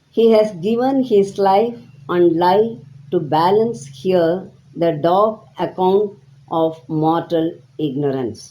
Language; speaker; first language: English; non-native, local second language; Tamil